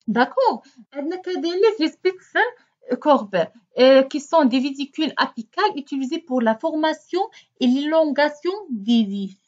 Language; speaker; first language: French; non-native, local second language; Arabic